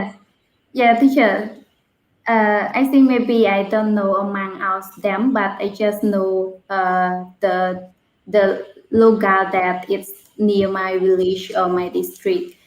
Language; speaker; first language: English; non-native, learner; Khmer